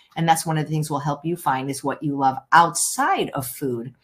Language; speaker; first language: English; early bilingual, other home language; French